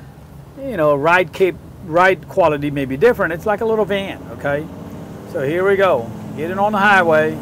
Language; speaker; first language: English; non-native, fluent; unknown